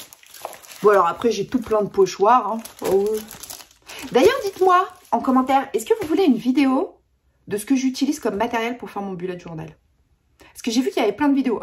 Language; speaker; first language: French; native; French